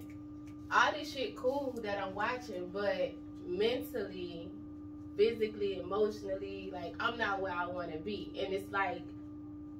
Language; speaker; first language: English; native; English